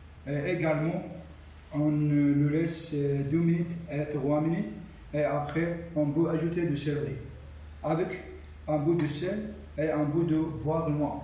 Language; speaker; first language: French; non-native, learner; Arabic